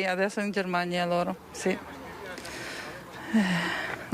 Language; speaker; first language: Italian; non-native, learner; Ukrainian